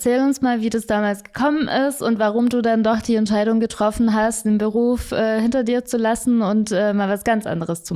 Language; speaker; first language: German; native; German